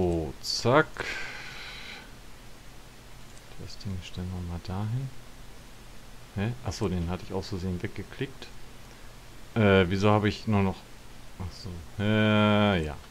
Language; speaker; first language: German; native; German